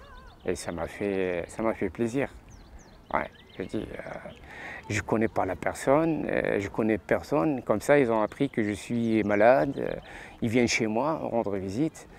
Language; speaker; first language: French; non-native, local second language; Arabic